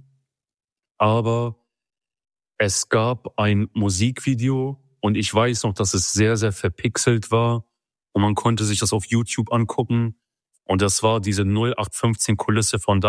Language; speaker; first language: German; early bilingual, other home language; Kurdish